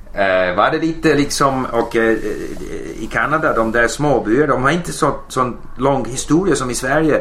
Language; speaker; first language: Swedish; non-native, fluent; English